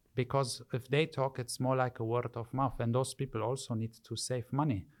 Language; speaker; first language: English; early bilingual, other home language; German